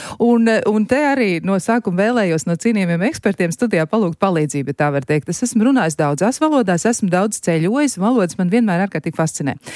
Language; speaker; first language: Latvian; native; Latvian